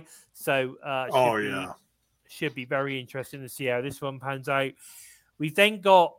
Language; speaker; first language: English; native; English